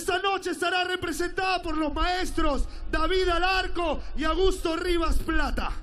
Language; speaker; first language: Spanish; native; Spanish